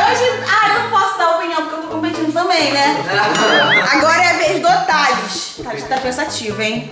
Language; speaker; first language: Portuguese; native; Portuguese